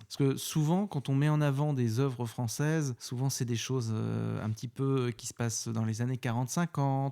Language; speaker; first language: French; native; French